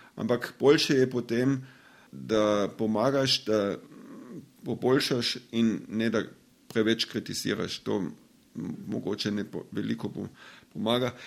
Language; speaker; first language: Slovenian; non-native, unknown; German